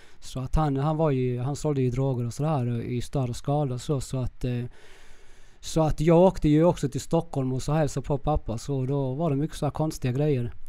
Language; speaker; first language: Swedish; early bilingual, other home language; Spanish